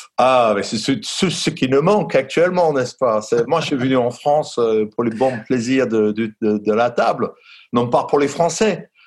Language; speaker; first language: French; non-native, fluent; English